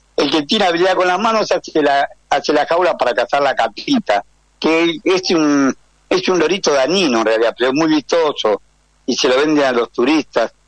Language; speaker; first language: Spanish; native; Spanish